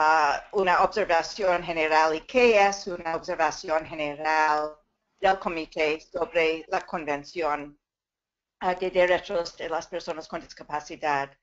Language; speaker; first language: Spanish; non-native, fluent; English